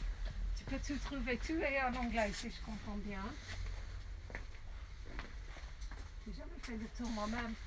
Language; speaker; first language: French; non-native, fluent; English